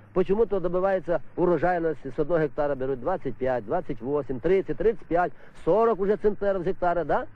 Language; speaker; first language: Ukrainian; native; Ukrainian